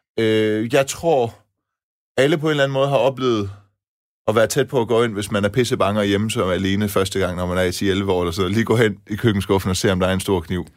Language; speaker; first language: Danish; early bilingual, other home language; Persian